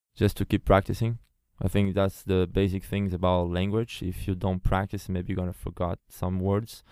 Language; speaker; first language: English; non-native, fluent; Portuguese